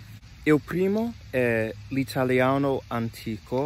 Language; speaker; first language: Italian; non-native, learner; English